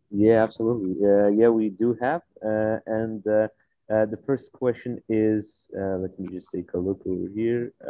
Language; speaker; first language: English; non-native, fluent; Lithuanian